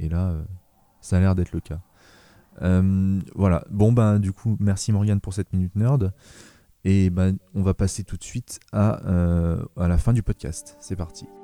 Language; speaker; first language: French; native; French